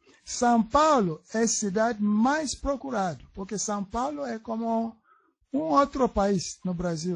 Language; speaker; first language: Portuguese; non-native, learner; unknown